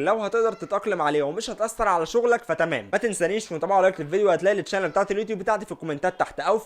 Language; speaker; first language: Arabic; native; Arabic